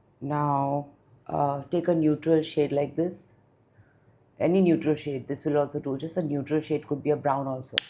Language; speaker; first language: English; non-native, local second language; Bangla